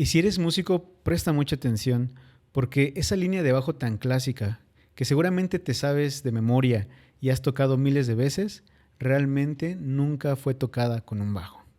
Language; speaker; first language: Spanish; native; Spanish